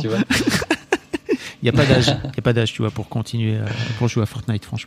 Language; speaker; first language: French; native; French